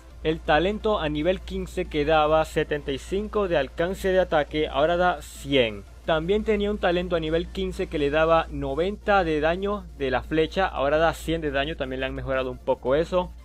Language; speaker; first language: Spanish; native; Spanish